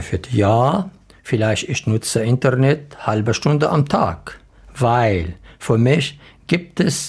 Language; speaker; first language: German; non-native, learner; Arabic